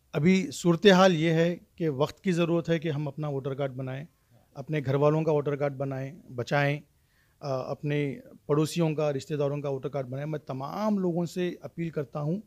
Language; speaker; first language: Hindi; non-native, local second language; Urdu